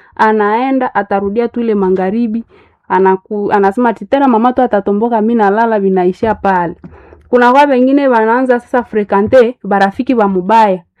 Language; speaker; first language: Swahili; non-native, local second language; Nande